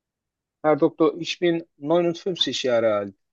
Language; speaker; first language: German; non-native, learner; Turkish